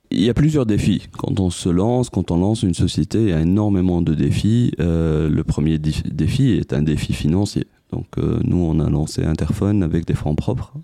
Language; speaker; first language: French; non-native, local second language; Arabic